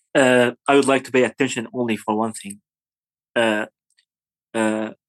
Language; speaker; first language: English; non-native, fluent; Arabic